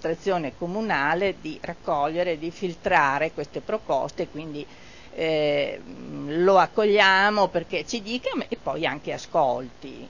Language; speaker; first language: Italian; native; Italian